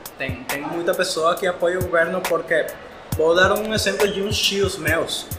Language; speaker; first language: Portuguese; non-native, fluent; Spanish